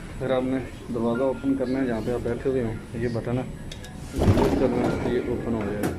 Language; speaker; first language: Urdu; non-native, local second language; Punjabi